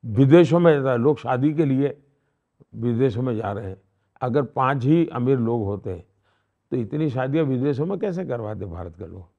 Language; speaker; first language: Hindi; non-native, local second language; Gujarati